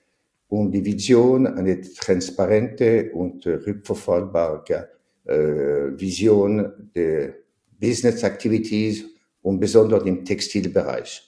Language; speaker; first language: German; non-native, fluent; French